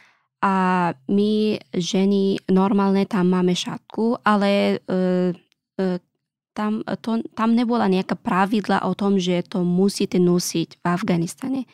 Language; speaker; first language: Slovak; non-native, learner; Pashto